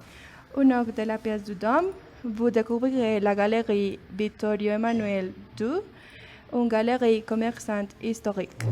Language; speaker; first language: French; non-native, learner; Spanish